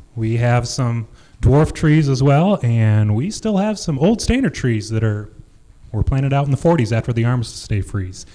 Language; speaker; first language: English; native; English